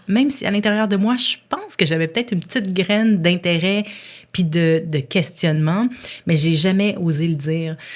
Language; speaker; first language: French; native; French